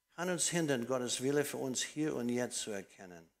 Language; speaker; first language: German; non-native, fluent; English